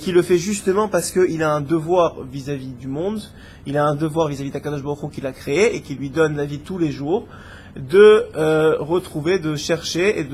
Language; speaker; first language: French; native; French